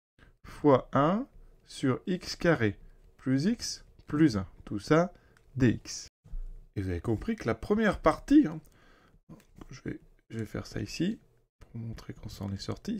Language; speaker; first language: French; native; French